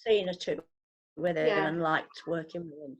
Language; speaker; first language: English; native; English